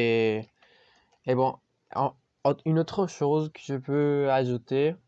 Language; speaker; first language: French; non-native, learner; Spanish